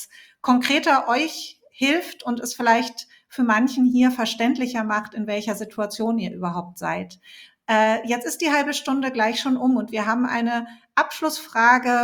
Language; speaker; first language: German; native; German